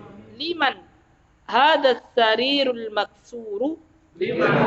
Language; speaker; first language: Arabic; non-native, fluent; Indonesian